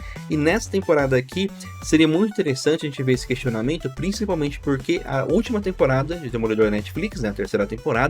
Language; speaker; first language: Portuguese; native; Portuguese